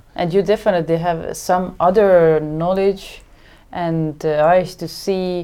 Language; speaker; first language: English; non-native, fluent; Estonian